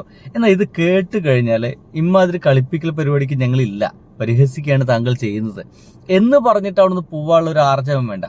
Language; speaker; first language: Malayalam; native; Malayalam